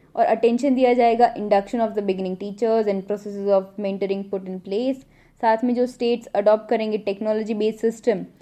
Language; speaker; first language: Hindi; non-native, local second language; Gujarati